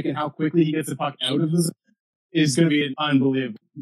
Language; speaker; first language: English; native; English